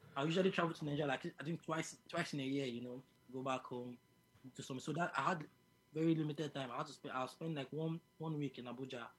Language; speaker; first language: English; non-native, local second language; Yoruba